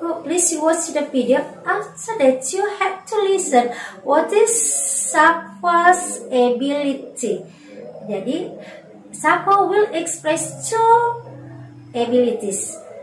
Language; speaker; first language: English; non-native, learner; Indonesian